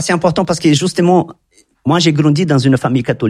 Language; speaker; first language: French; non-native, fluent; Portuguese